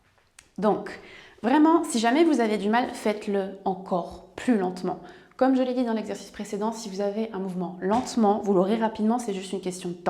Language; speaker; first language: French; native; French